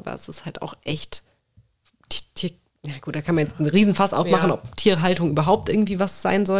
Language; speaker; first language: German; native; German